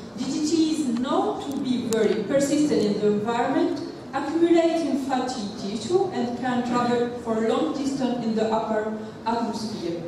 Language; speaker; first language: English; non-native, local second language; Arabic